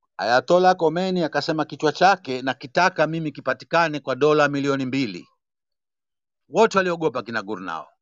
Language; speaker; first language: Swahili; native; Swahili